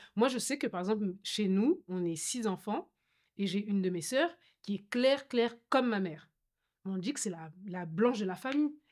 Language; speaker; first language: French; native; French